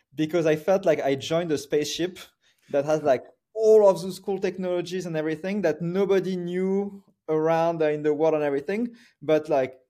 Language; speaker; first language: English; non-native, fluent; French